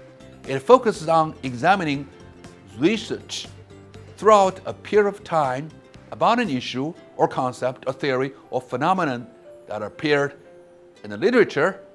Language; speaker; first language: English; non-native, fluent; Chinese